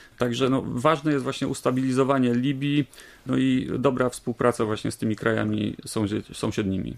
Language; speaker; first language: Polish; native; Polish